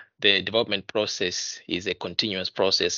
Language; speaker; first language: English; non-native, local second language; Nyanja